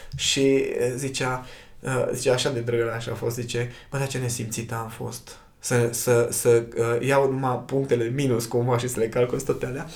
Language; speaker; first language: Romanian; native; Romanian